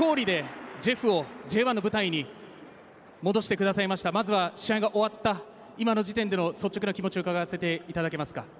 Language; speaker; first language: Japanese; native; Japanese